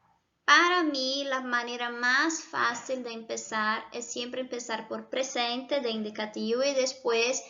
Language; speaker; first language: Spanish; non-native, fluent; Portuguese